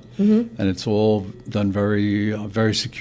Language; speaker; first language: English; native; English